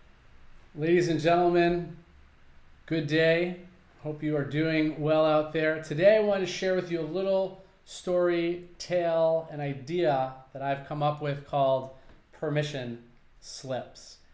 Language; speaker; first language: English; native; English